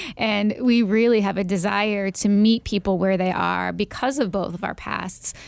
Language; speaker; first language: English; native; English